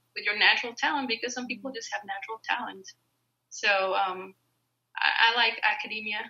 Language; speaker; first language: English; non-native, fluent; Spanish